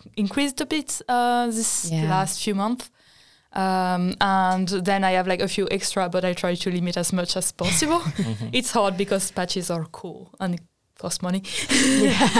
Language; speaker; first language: English; non-native, fluent; French